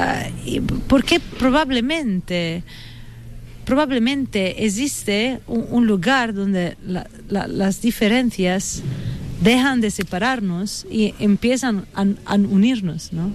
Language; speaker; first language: Spanish; non-native, fluent; Italian